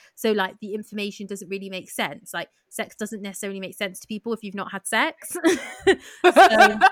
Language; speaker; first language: English; early bilingual, other home language; Yoruba